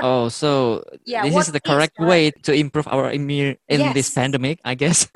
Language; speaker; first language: English; non-native, fluent; Indonesian